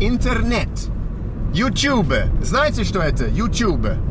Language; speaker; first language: Russian; non-native, learner; English